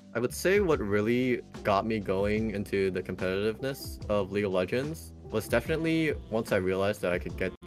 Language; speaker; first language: English; native; English